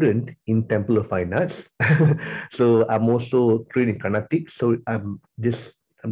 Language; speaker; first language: English; non-native, local second language; Tamil